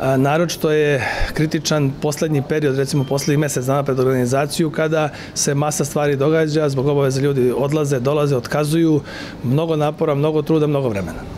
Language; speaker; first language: Serbian; native; Serbian